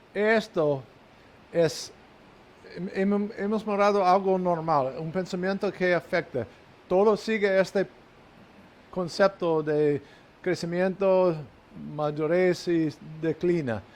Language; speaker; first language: Spanish; non-native, fluent; English